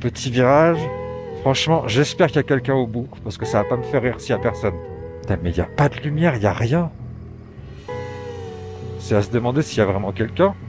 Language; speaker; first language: French; native; French